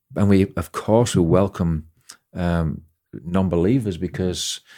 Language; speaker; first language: English; native; English